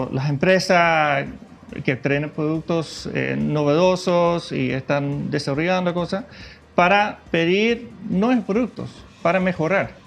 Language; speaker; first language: Spanish; non-native, fluent; Dutch